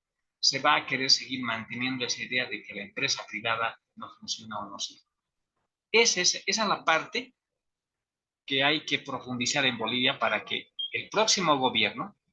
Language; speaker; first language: Spanish; native; Spanish